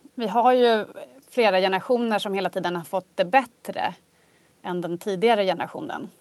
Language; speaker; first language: Swedish; native; Swedish